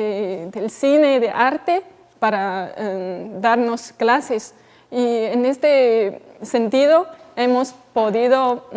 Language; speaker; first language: Spanish; non-native, fluent; Chinese